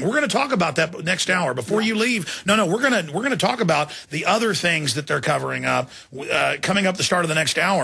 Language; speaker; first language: English; native; English